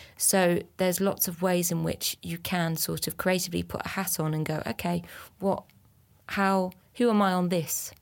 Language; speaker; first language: English; early bilingual, other home language; French